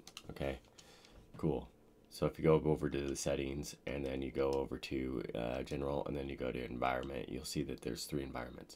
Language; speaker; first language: English; native; English